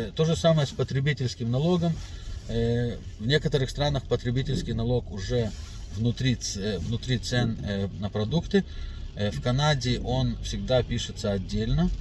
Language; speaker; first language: Russian; native; Russian